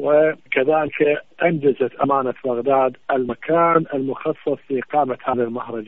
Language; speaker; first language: Arabic; native; Arabic